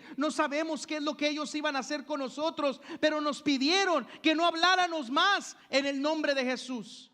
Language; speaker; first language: Spanish; native; Spanish